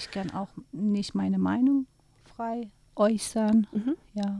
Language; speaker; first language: German; non-native, fluent; Persian